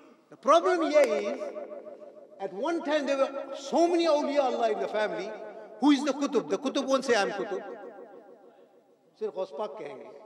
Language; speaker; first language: English; non-native, local second language; Urdu